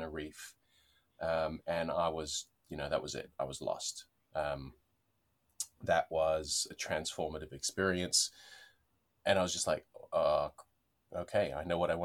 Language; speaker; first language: English; native; English